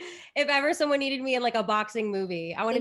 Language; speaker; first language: English; native; English